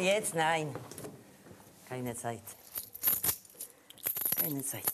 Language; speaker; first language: German; non-native, learner; Polish